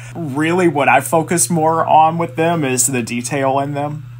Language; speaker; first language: English; native; English